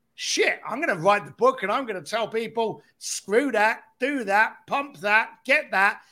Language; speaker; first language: English; native; English